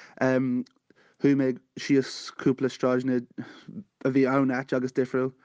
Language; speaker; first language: Irish; non-native, local second language; English